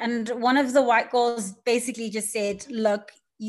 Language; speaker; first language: English; native; English